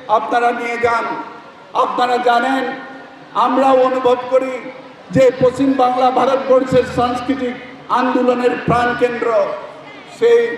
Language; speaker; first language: Bangla; non-native, learner; Assamese